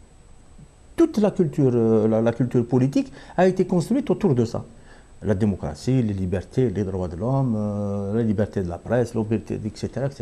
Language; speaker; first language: French; non-native, local second language; Kabyle